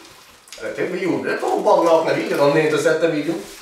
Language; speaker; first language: Swedish; native; Swedish